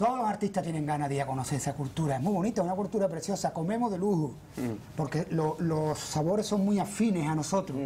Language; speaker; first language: Spanish; native; Spanish